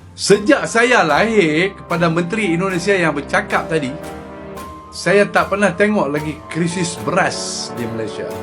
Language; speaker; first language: Malay; native; Malay